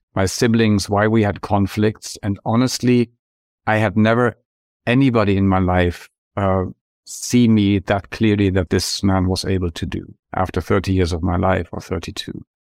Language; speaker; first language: English; non-native, fluent; German